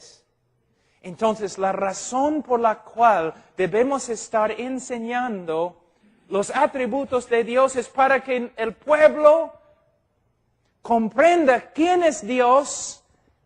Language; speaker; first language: Spanish; non-native, fluent; English